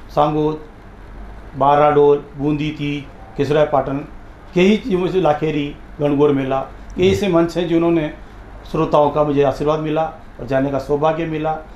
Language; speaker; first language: Hindi; native; Hindi